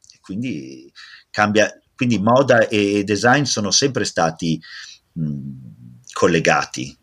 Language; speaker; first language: Italian; native; Italian